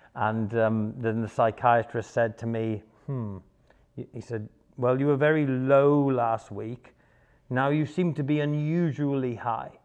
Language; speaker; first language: English; native; English